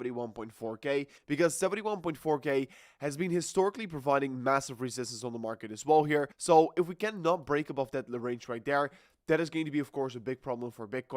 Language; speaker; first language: English; non-native, fluent; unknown